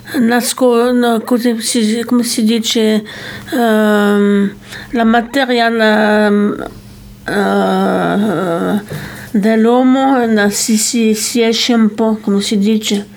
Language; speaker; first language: Italian; non-native, learner; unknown